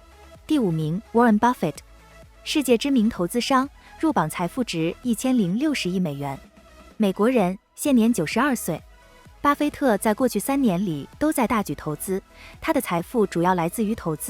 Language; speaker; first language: Chinese; native; Chinese